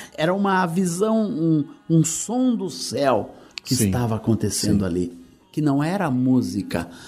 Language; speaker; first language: Portuguese; native; Portuguese